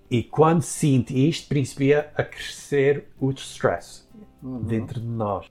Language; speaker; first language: Portuguese; early bilingual, heritage; Portuguese